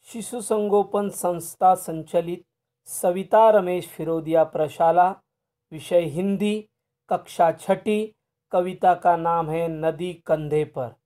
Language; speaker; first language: Hindi; non-native, local second language; Marathi